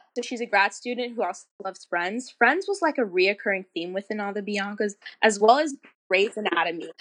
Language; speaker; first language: English; native; English